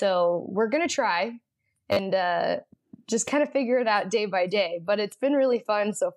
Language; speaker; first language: English; native; English